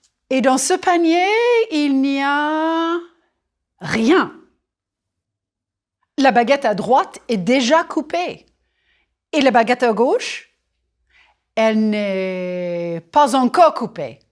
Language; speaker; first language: French; non-native, fluent; English